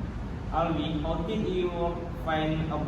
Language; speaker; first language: English; non-native, learner; Indonesian